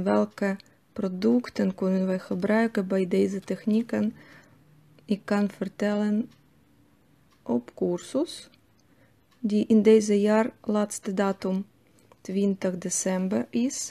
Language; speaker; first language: Dutch; non-native, fluent; Russian